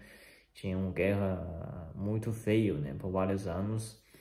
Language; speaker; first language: Portuguese; non-native, fluent; Chinese